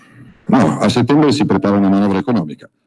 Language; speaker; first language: Italian; native; Italian